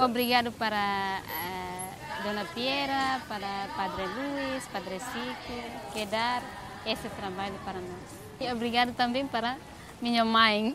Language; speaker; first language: Portuguese; non-native, learner; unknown